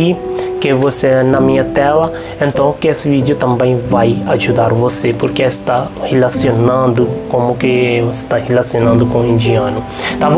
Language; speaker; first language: Portuguese; non-native, local second language; Hindi